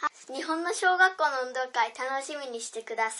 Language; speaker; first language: Japanese; early bilingual, other home language; Korean